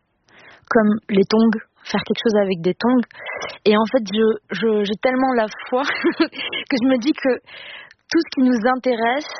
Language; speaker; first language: French; non-native, local second language; Arabic